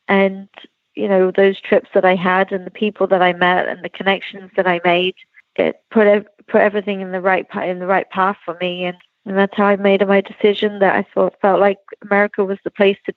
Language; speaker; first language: English; native; English